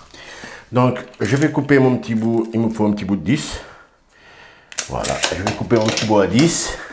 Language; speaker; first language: French; native; French